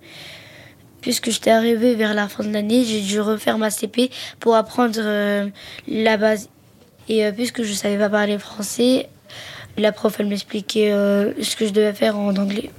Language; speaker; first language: French; early bilingual, other home language; Arabic